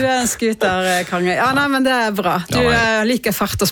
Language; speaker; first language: Norwegian; native; Norwegian